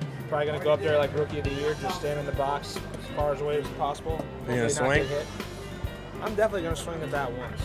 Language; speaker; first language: English; native; English